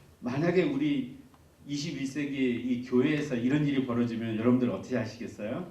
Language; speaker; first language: Korean; native; Korean